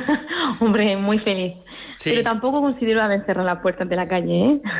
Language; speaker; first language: Spanish; early bilingual, heritage; French